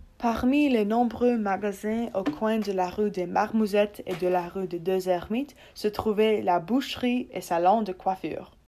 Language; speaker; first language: French; non-native, learner; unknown